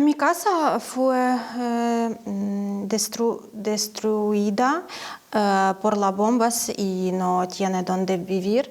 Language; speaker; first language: Spanish; non-native, learner; Ukrainian